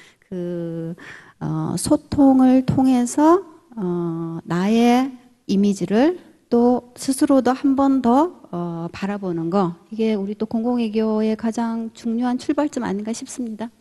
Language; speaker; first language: Korean; native; Korean